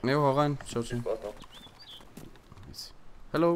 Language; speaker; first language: German; native; German